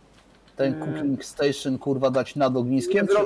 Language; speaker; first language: Polish; native; Polish